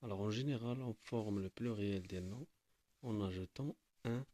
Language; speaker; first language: French; non-native, local second language; Arabic